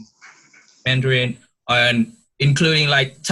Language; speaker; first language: English; non-native, learner; Vietnamese